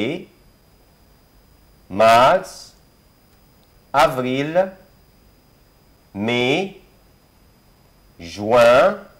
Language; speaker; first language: French; non-native, fluent; Arabic